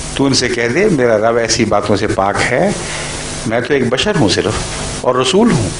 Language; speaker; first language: Urdu; native; Urdu